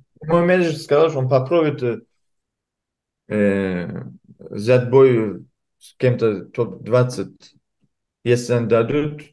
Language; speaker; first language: Russian; early bilingual, heritage; Kumyk